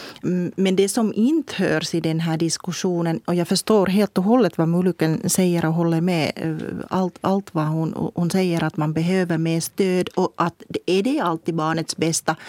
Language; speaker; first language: Swedish; non-native, local second language; Finnish